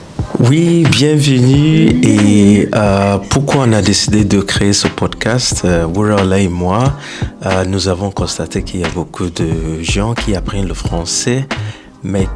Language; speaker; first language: French; non-native, fluent; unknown